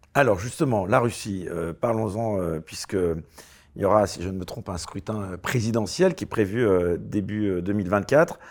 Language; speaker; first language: French; native; French